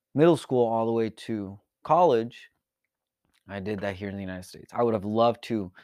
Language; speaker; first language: English; early bilingual, other home language; Spanish